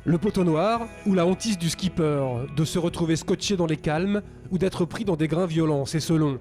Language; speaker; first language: French; native; French